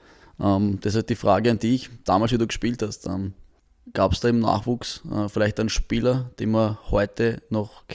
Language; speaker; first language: German; native; German